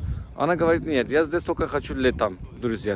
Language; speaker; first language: Russian; non-native, learner; Turkish